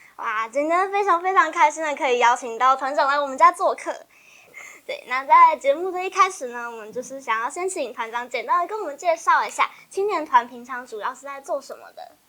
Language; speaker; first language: Chinese; native; Chinese